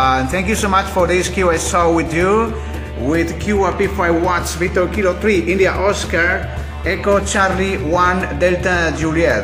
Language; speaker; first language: English; non-native, learner; Spanish